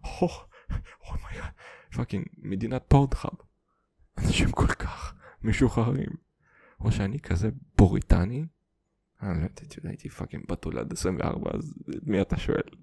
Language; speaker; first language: Hebrew; non-native, fluent; Russian